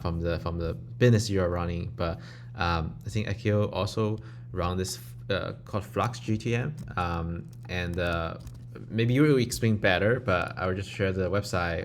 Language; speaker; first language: English; non-native, fluent; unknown